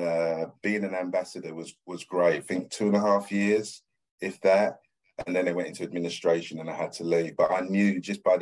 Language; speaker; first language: English; native; English